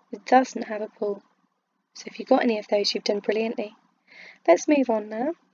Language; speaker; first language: English; native; English